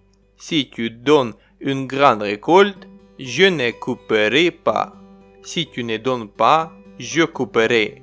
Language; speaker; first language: French; non-native, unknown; Ukrainian